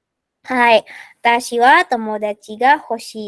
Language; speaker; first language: Japanese; non-native, fluent; Indonesian